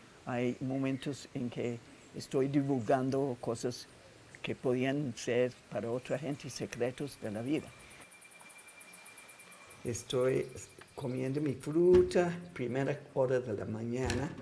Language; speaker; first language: Spanish; non-native, fluent; English